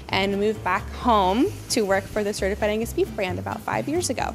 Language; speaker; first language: English; native; English